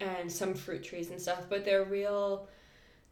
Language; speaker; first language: English; native; English